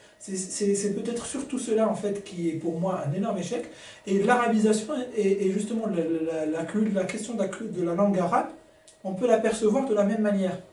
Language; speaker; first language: French; non-native, local second language; Arabic